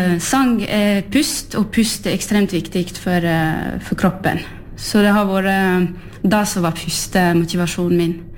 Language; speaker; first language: Norwegian; early bilingual, heritage; French